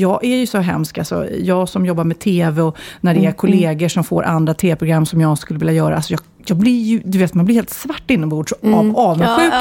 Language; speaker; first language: Swedish; native; Swedish